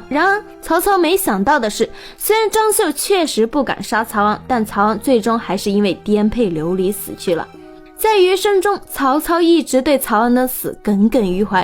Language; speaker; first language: Chinese; native; Chinese